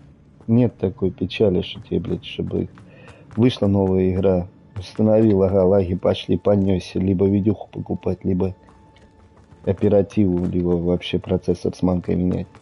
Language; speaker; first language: Russian; native; Russian